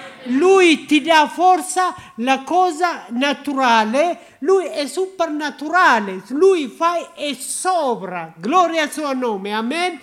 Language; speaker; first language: Italian; non-native, learner; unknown